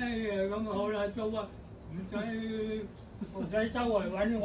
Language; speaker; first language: Cantonese; non-native, fluent; Indonesian